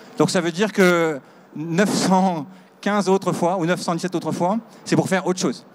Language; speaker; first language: French; native; French